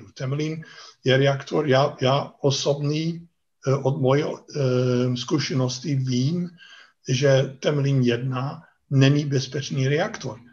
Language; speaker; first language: Czech; non-native, fluent; Dutch